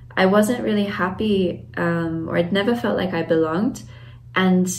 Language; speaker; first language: English; native; English